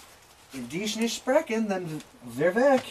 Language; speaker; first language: German; non-native, learner; English